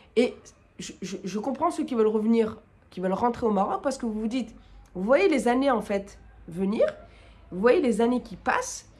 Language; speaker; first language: French; native; French